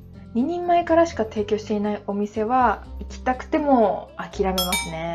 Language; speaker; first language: Japanese; native; Japanese